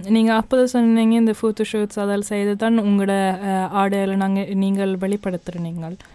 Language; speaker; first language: Tamil; early bilingual, heritage; Tamil